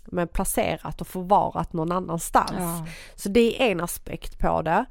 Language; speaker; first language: Swedish; early bilingual, other home language; Persian